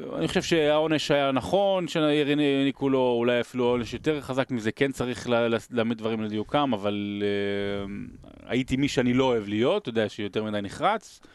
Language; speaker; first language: Hebrew; native; Hebrew